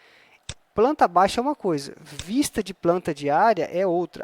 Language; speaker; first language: Portuguese; native; Portuguese